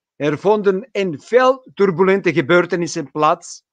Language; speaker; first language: Dutch; non-native, fluent; Georgian